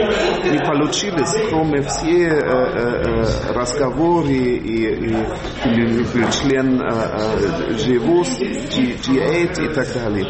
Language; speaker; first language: Russian; non-native, learner; German